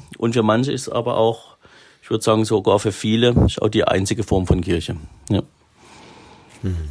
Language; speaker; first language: German; native; German